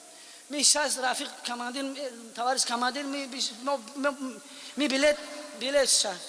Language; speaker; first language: Russian; non-native, learner; Tajik